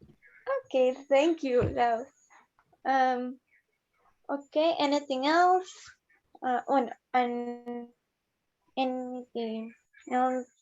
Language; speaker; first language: English; non-native, learner; Spanish